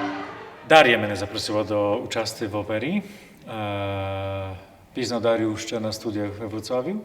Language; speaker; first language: Polish; non-native, local second language; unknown